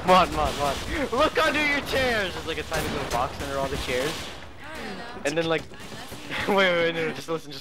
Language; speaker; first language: English; native; English